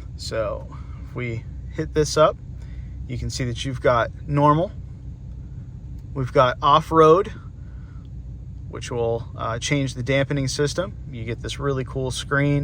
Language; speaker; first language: English; native; English